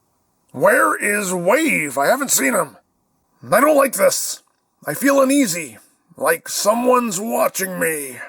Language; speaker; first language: English; native; English